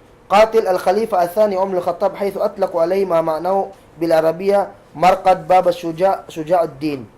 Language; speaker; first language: Arabic; non-native, fluent; Cebuano